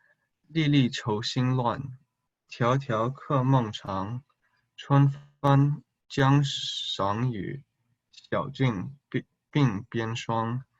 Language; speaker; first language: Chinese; early bilingual, heritage; Chinese